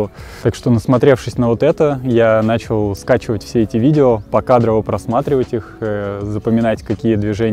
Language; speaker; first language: Russian; native; Russian